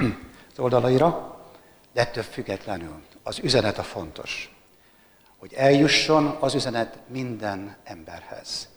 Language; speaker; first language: Hungarian; native; Hungarian